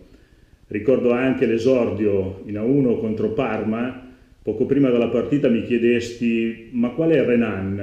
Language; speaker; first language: Italian; native; Italian